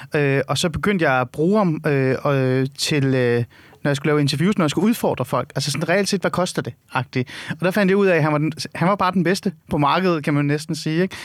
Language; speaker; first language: Danish; early bilingual, other home language; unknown